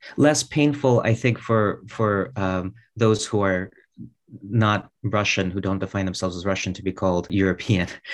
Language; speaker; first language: English; early bilingual, other home language; Russian